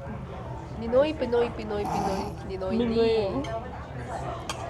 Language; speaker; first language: Filipino; early bilingual, heritage; Filipino